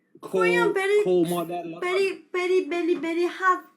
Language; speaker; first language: English; non-native, learner; Korean